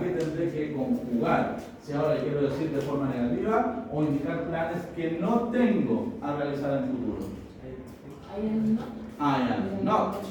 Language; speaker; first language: Spanish; native; Spanish